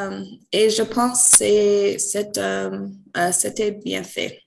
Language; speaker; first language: French; non-native, fluent; English